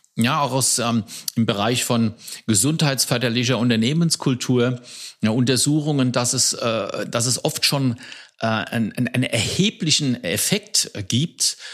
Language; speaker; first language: German; native; German